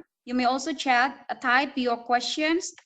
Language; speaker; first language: English; non-native, fluent; Indonesian